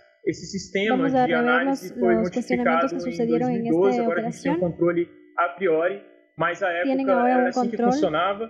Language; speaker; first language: Portuguese; native; Portuguese